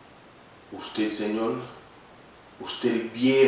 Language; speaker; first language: Spanish; non-native, learner; Haitian Creole